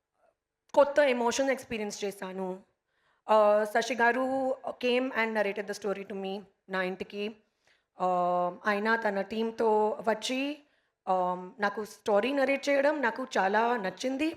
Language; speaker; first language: Telugu; non-native, learner; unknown